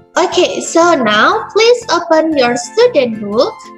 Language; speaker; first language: English; non-native, fluent; Indonesian